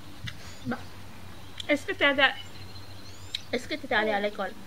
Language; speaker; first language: French; non-native, learner; Filipino